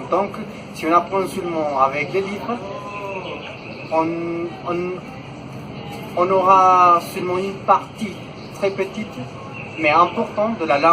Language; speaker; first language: French; non-native, fluent; Spanish